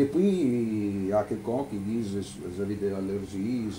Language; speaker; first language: French; non-native, learner; Italian